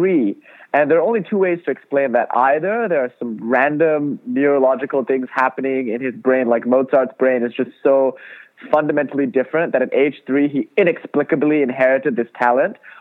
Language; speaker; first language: English; non-native, local second language; Tamil